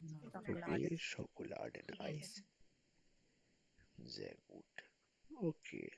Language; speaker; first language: German; non-native, fluent; Urdu